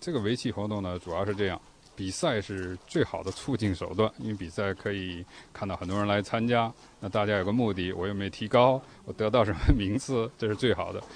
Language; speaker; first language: Chinese; native; Chinese